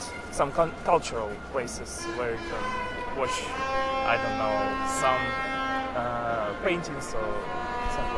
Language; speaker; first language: English; non-native, learner; Russian